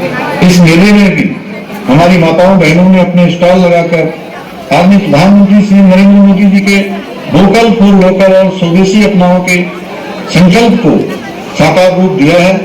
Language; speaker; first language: Hindi; native; Hindi